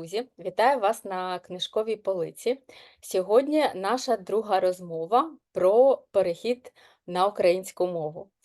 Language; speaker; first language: Ukrainian; non-native, local second language; Russian